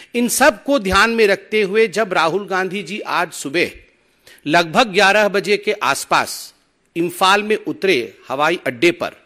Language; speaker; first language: Hindi; non-native, local second language; Odia